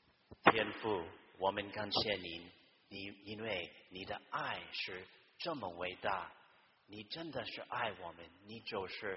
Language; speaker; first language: Chinese; early bilingual, heritage; Chinese